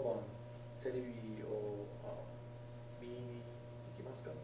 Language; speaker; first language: Japanese; non-native, learner; English